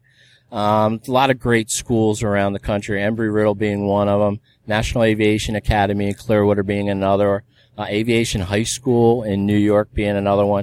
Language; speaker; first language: English; native; English